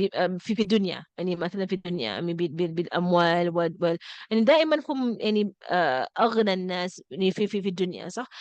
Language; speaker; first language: Arabic; non-native, fluent; English